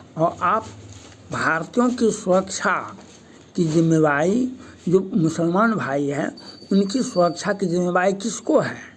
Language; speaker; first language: Hindi; native; Hindi